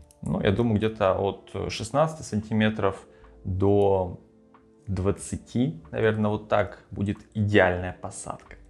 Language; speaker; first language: Russian; native; Russian